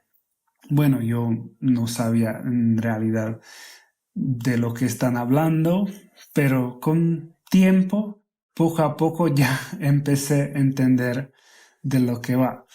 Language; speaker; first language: Spanish; non-native, fluent; Hungarian